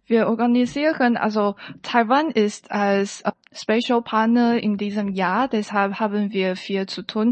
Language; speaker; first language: German; non-native, learner; Chinese